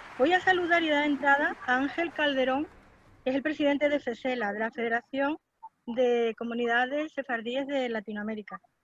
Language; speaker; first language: Spanish; native; Spanish